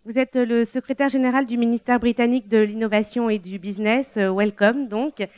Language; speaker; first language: French; native; French